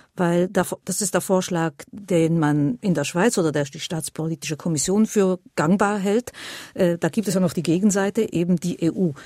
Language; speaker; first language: German; native; German